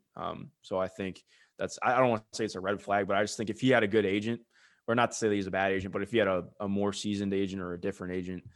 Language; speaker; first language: English; native; English